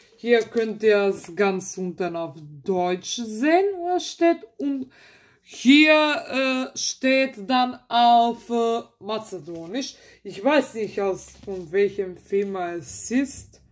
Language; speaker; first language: German; early bilingual, other home language; Macedonian